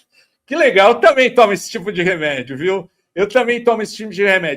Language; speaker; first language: Portuguese; native; Portuguese